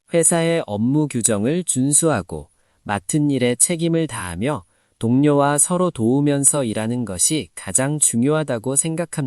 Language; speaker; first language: Korean; non-native, learner; Nepali